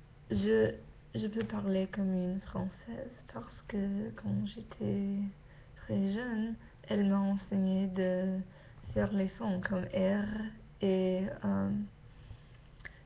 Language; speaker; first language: French; non-native, learner; English